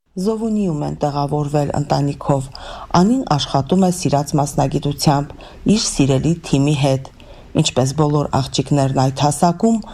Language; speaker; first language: Armenian; native; Armenian